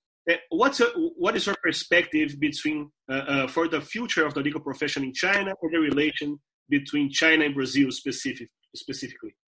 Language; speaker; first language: English; non-native, fluent; Portuguese